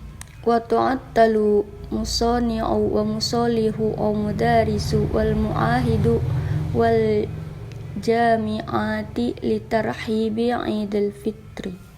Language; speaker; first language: Arabic; non-native, learner; Indonesian